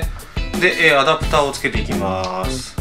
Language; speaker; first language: Japanese; native; Japanese